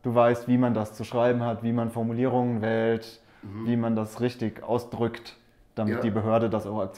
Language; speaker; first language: German; native; German